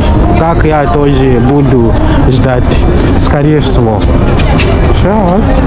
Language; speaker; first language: Russian; non-native, fluent; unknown